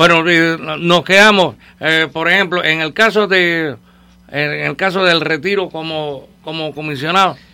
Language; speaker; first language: Spanish; native; Spanish